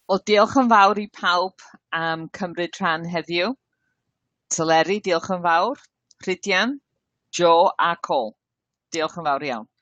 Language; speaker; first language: Welsh; non-native, learner; English